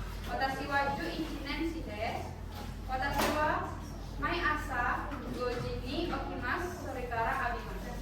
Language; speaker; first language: Japanese; non-native, learner; Indonesian